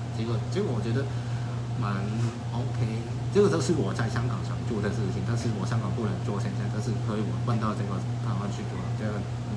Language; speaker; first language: Chinese; non-native, fluent; Cantonese